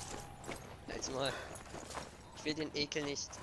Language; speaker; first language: German; native; German